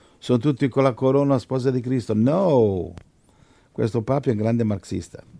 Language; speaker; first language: Italian; native; Italian